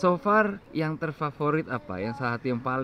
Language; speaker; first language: Indonesian; native; Indonesian